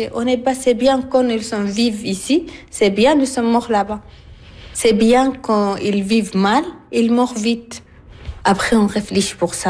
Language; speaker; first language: French; non-native, learner; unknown